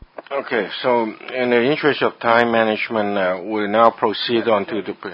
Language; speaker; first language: English; non-native, local second language; Cantonese